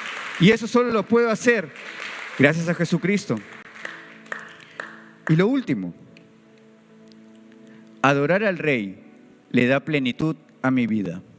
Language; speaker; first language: Spanish; native; Spanish